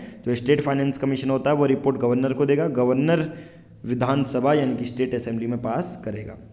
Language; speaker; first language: Hindi; native; Hindi